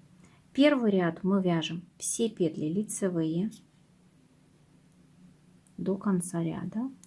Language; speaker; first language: Russian; native; Russian